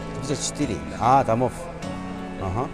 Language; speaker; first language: Russian; non-native, learner; Korean